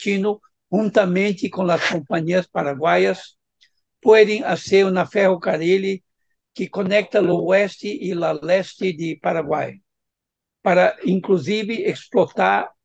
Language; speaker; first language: Spanish; non-native, fluent; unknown